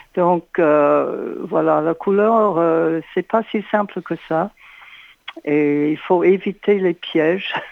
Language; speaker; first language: French; non-native, fluent; English